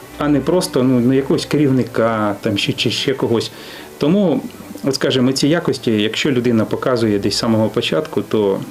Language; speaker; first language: Ukrainian; native; Ukrainian